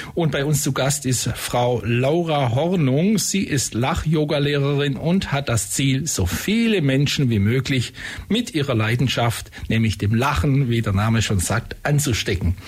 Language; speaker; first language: German; native; German